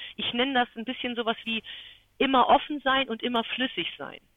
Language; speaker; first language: German; native; German